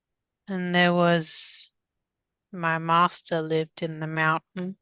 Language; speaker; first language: English; native; English